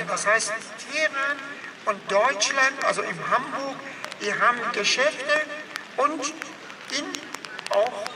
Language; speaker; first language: German; non-native, fluent; Persian